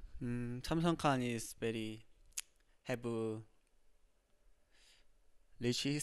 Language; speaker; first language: English; non-native, learner; Korean